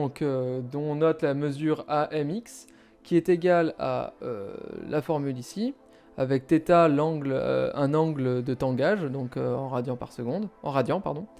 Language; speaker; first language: French; native; French